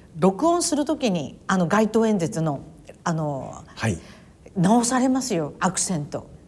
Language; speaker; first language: Japanese; native; Japanese